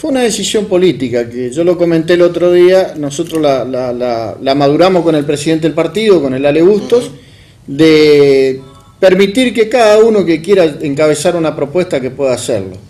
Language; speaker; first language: Spanish; native; Spanish